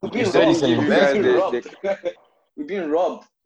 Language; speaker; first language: English; non-native, fluent; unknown